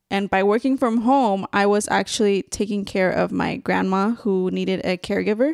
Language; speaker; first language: English; early bilingual, other home language; Spanish